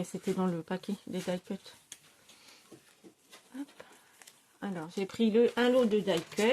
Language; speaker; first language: French; native; French